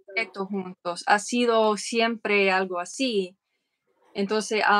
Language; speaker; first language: Spanish; non-native, fluent; English